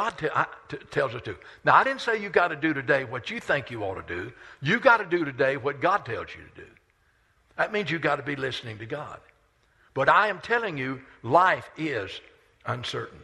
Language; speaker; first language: English; native; English